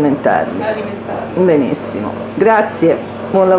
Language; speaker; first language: Italian; native; Italian